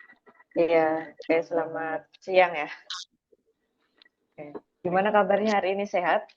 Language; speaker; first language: Indonesian; native; Indonesian